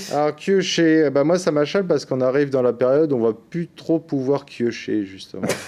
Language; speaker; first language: French; native; French